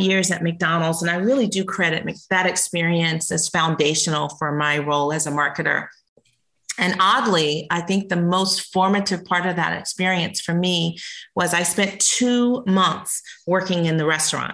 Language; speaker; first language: English; native; English